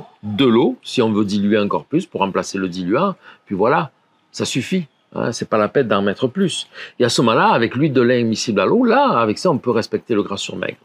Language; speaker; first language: French; native; French